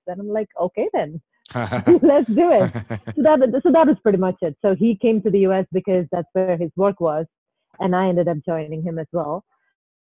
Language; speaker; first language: English; non-native, local second language; Malayalam